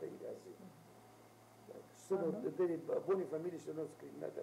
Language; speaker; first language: Italian; non-native, local second language; Arabic